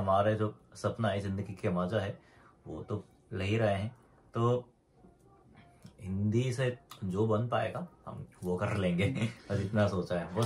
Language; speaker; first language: Hindi; non-native, fluent; Korean